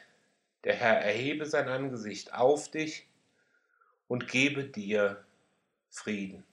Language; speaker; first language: German; native; German